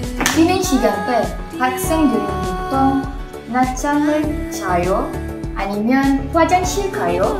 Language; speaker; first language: Korean; non-native, learner; Malay